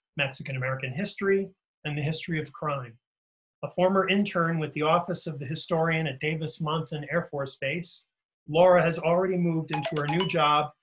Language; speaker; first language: English; native; English